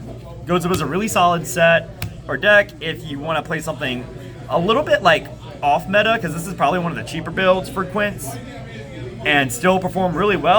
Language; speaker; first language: English; native; English